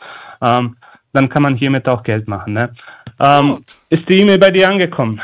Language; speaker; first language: German; non-native, fluent; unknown